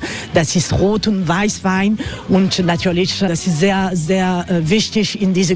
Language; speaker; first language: German; non-native, learner; French